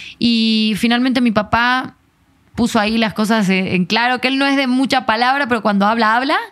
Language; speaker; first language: Spanish; native; Spanish